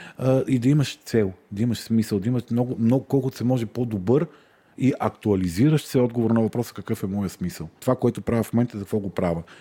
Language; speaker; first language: Bulgarian; native; Bulgarian